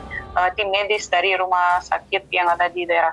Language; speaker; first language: Indonesian; non-native, fluent; Russian